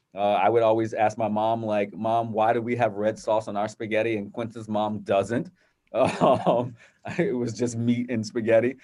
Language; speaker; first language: English; native; English